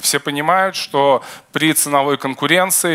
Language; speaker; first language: Russian; native; Russian